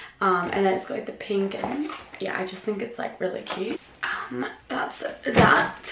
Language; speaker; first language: English; native; English